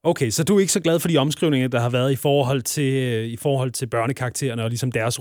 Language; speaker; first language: Danish; native; Danish